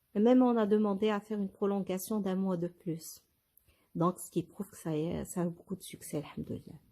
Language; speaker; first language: French; non-native, local second language; Arabic